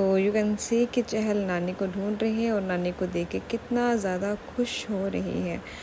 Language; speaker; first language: Hindi; native; Hindi